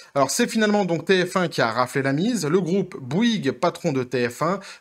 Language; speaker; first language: French; native; French